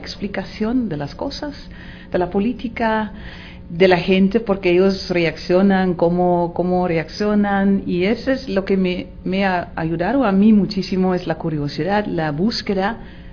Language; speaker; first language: Spanish; non-native, fluent; Dutch